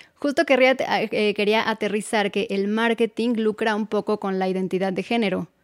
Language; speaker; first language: Spanish; native; Spanish